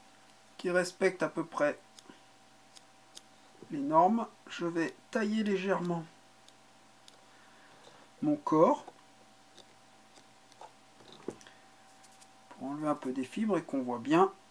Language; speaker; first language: French; native; French